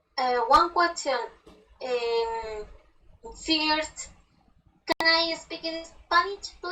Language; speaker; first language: English; non-native, learner; Spanish